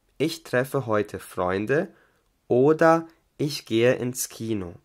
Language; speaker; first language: German; non-native, fluent; Albanian